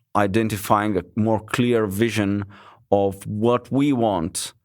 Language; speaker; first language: English; non-native, fluent; Lithuanian